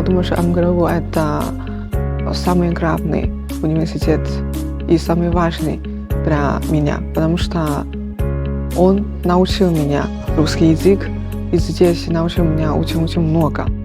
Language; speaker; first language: Russian; non-native, fluent; Chinese